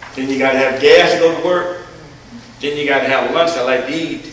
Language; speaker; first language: English; native; English